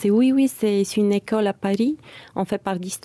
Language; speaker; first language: French; non-native, fluent; Bulgarian